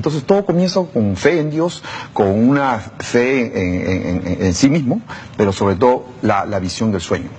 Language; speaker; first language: Spanish; non-native, local second language; Shipibo-Conibo